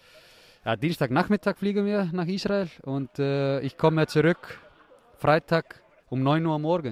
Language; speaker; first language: German; non-native, fluent; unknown